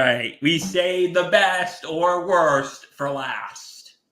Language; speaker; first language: English; native; English